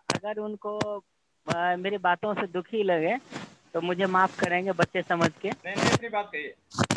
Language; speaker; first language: Hindi; native; Hindi